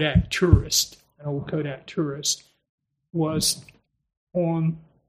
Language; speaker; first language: English; native; English